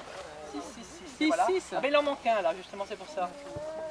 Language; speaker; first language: French; native; French